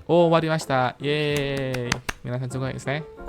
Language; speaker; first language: Japanese; non-native, fluent; Indonesian